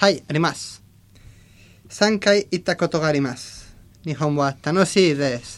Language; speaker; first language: Japanese; non-native, learner; Spanish